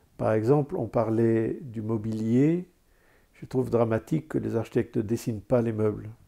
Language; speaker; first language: French; native; French